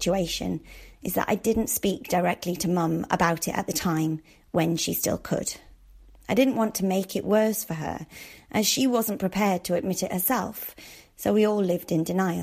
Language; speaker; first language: English; native; English